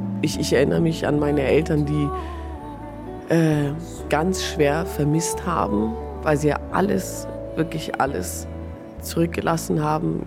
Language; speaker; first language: German; early bilingual, other home language; Persian